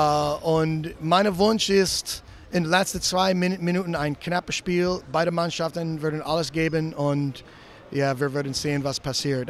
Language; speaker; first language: German; non-native, learner; English